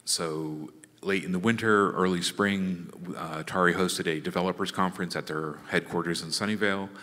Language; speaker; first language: English; native; English